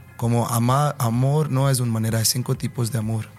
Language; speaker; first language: Spanish; non-native, learner; Hindi